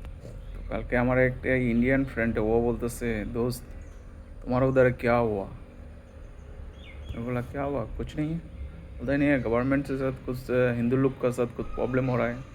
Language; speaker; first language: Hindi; non-native, learner; Bangla